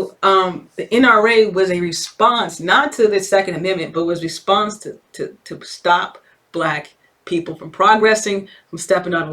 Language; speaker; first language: English; native; English